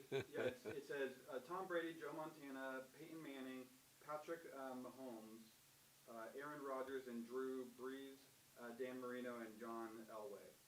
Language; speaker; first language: English; native; English